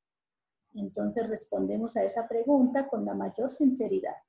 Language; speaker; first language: Spanish; native; Spanish